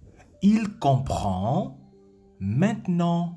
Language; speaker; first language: French; non-native, fluent; Portuguese